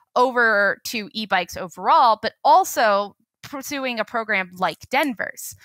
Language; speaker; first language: English; native; English